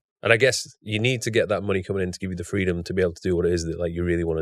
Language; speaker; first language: English; native; English